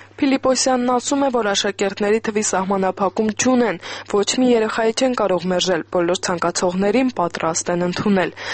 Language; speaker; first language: Armenian; native; Armenian